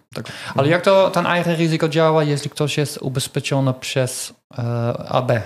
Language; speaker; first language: Polish; non-native, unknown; Dutch